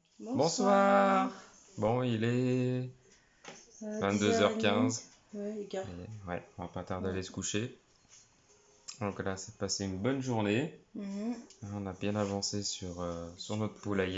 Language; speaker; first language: French; native; French